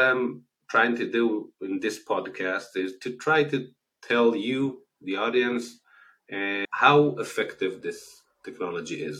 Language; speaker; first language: English; non-native, fluent; Hebrew